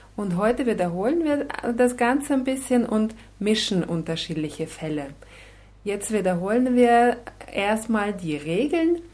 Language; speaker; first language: German; non-native, fluent; Russian